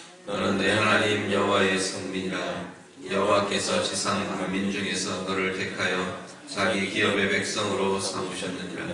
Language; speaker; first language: Korean; native; Korean